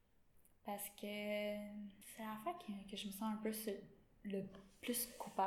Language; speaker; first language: French; non-native, local second language; English